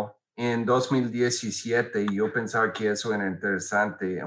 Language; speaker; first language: Spanish; non-native, fluent; English